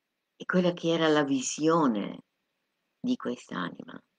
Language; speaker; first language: Italian; non-native, fluent; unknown